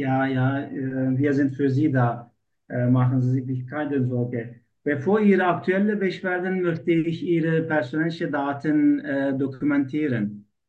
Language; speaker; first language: German; non-native, learner; Turkish